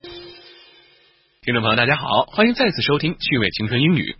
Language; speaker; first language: Chinese; native; Chinese